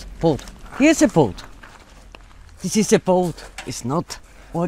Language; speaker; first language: English; non-native, learner; German